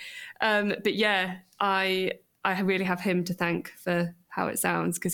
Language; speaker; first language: English; native; English